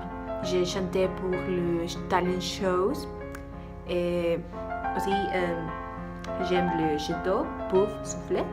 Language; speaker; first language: French; non-native, learner; Spanish